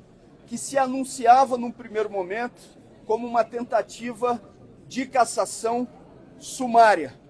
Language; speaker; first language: Portuguese; native; Portuguese